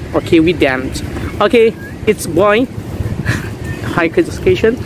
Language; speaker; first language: English; non-native, learner; Indonesian